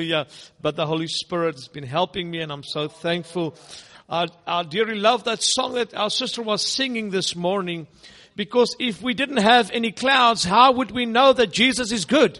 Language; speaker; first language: English; non-native, local second language; Afrikaans